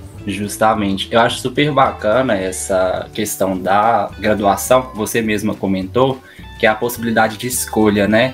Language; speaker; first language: Portuguese; native; Portuguese